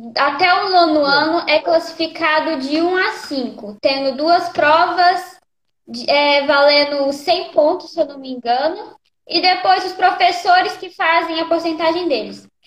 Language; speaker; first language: Portuguese; native; Portuguese